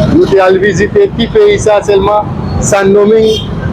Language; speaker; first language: Haitian Creole; non-native, learner; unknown